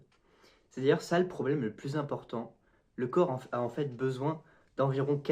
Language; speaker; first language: French; native; French